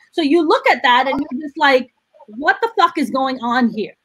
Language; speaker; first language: English; non-native, local second language; Urdu